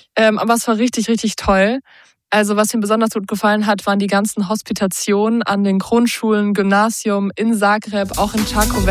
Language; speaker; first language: German; native; German